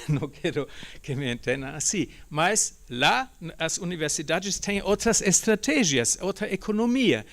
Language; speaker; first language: Portuguese; non-native, fluent; German